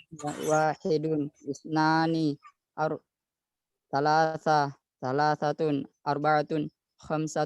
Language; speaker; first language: Arabic; non-native, learner; Indonesian